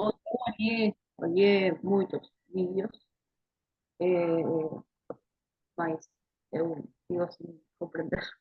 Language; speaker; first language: Portuguese; non-native, learner; Spanish